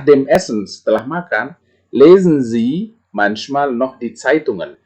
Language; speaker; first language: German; non-native, fluent; Indonesian